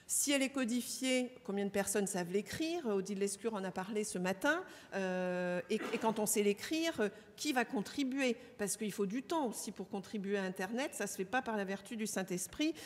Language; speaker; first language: French; native; French